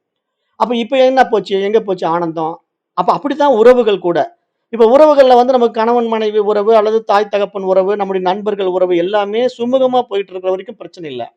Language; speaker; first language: Tamil; native; Tamil